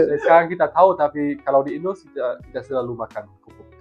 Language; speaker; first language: Indonesian; non-native, learner; German